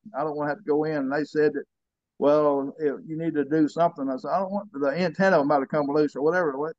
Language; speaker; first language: English; native; English